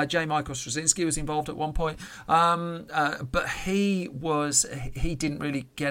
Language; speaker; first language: English; native; English